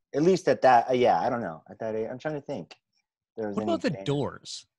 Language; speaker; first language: English; native; English